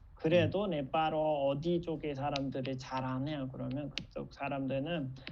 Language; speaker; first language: Korean; non-native, fluent; Nepali